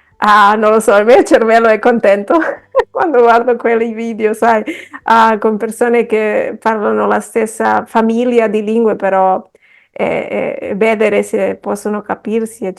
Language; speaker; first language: Italian; non-native, fluent; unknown